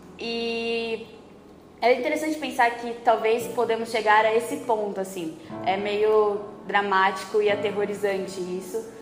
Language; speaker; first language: Portuguese; native; Portuguese